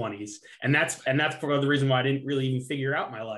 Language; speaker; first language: English; native; English